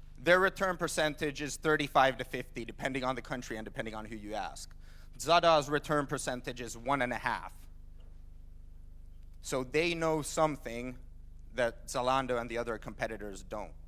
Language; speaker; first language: English; non-native, fluent; Finnish